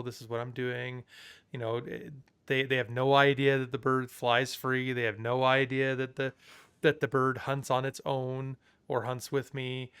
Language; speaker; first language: English; native; English